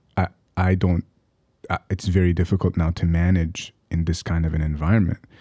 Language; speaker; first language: English; early bilingual, other home language; Arabic